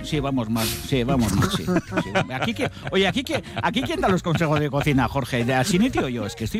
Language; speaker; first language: Spanish; native; Spanish